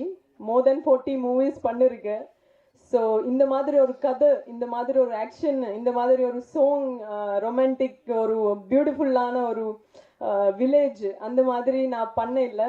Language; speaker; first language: Tamil; non-native, fluent; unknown